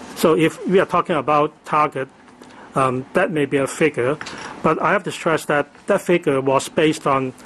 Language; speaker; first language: English; non-native, local second language; Cantonese